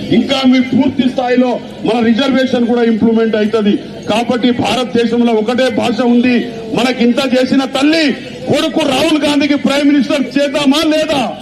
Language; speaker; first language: Telugu; non-native, local second language; Lambadi